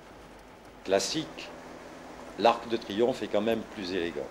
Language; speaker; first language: French; native; French